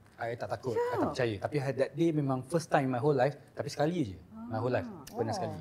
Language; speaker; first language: Malay; non-native, local second language; Chinese